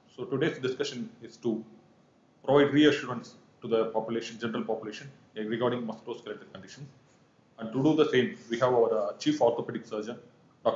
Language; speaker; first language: English; non-native, local second language; Tamil